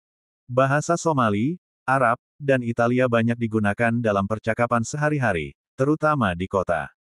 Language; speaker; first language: Indonesian; native; Indonesian